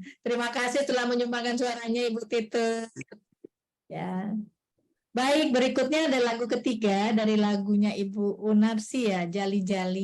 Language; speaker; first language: Malay; native; Malay